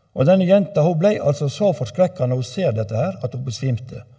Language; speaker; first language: Norwegian; native; Norwegian